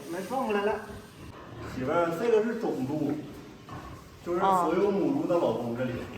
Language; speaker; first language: Chinese; native; Chinese